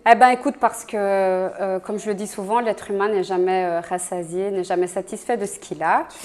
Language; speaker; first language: French; early bilingual, other home language; Spanish